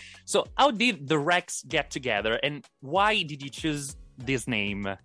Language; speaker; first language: English; non-native, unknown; Italian